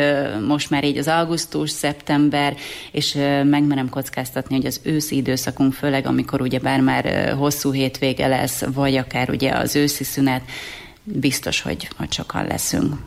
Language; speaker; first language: Hungarian; native; Hungarian